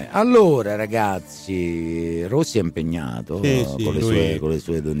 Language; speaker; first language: Italian; native; Italian